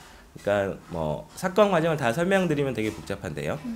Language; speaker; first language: Korean; native; Korean